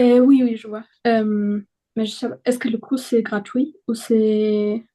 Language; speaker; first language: French; non-native, fluent; German